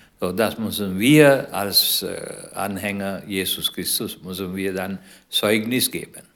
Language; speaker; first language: German; non-native, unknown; Sinhala